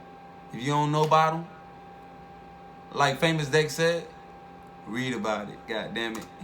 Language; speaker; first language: English; native; English